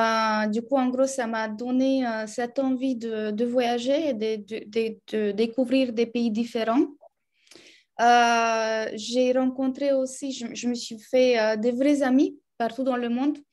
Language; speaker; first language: French; non-native, fluent; Romanian